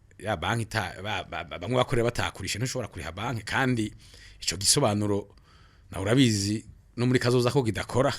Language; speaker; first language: Rundi; native; Rundi